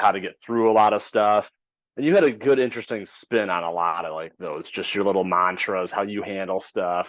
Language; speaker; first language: English; native; English